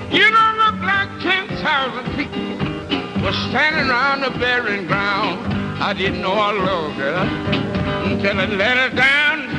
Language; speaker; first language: English; native; English